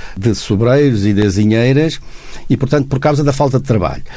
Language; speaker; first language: Portuguese; native; Portuguese